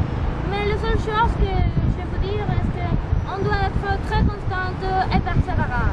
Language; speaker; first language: French; non-native, learner; Spanish